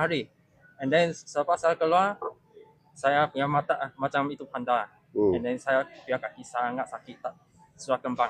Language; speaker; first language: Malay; non-native, local second language; Chinese